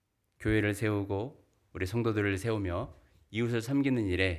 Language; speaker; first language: Korean; native; Korean